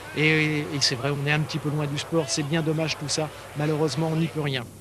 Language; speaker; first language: French; native; French